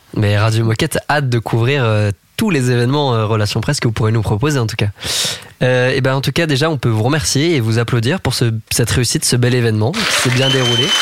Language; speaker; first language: French; native; French